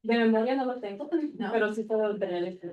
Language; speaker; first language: Spanish; early bilingual, other home language; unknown